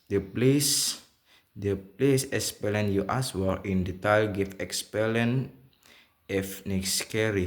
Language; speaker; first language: English; non-native, learner; Indonesian